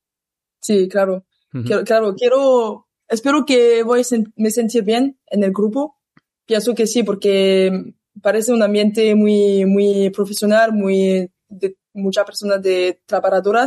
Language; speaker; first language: Spanish; non-native, learner; French